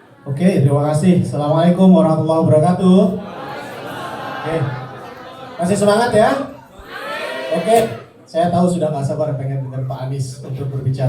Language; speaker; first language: Indonesian; native; Indonesian